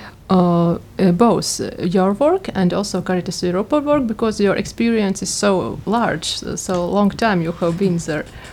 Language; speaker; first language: English; non-native, learner; Latvian